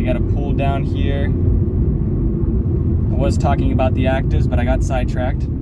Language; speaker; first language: English; native; English